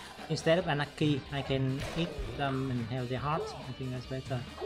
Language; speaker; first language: English; non-native, fluent; Vietnamese